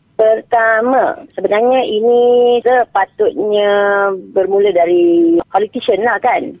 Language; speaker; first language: Malay; non-native, local second language; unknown